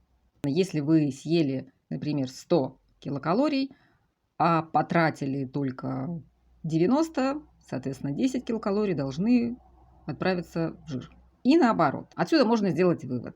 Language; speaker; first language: Russian; native; Russian